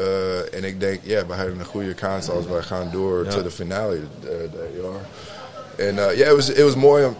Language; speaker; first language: Dutch; non-native, learner; English